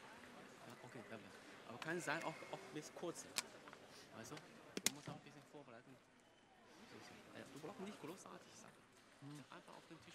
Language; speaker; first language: German; non-native, learner; Chinese